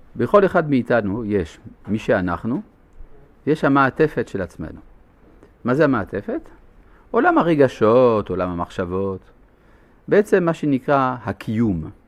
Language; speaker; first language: Hebrew; non-native, fluent; French